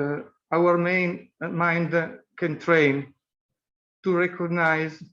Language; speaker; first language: English; non-native, fluent; Italian